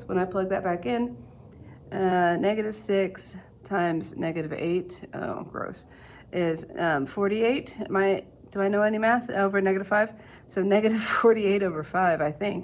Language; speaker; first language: English; native; English